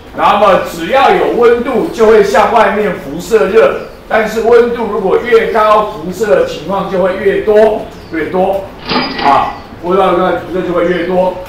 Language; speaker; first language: Chinese; native; Chinese